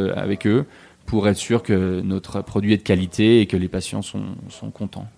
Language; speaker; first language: French; native; French